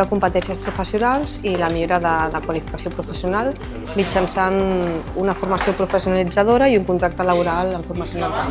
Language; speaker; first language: Catalan; native; Catalan